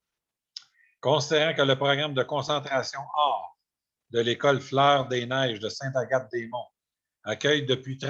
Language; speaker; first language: French; native; French